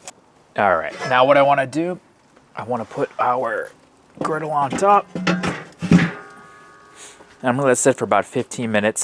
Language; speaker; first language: English; native; English